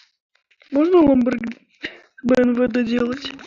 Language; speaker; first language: Russian; native; Russian